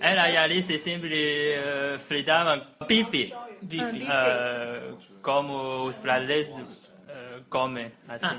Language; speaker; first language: Portuguese; non-native, learner; Chinese